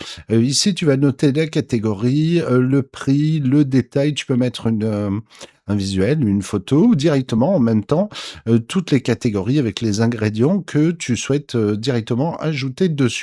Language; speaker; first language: French; native; French